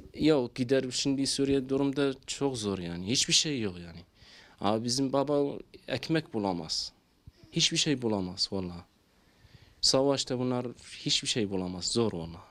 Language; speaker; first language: Turkish; non-native, learner; Arabic